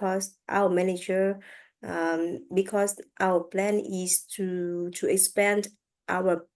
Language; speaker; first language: English; non-native, learner; French